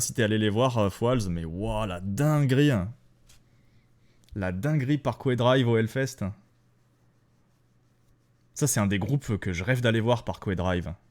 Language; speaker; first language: French; native; French